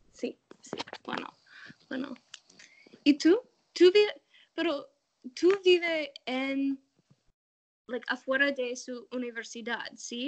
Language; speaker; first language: Spanish; non-native, learner; English